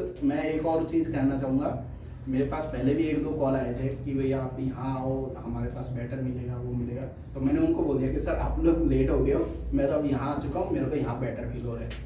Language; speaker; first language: Hindi; native; Hindi